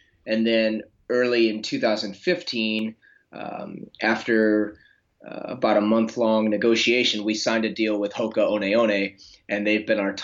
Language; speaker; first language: English; native; English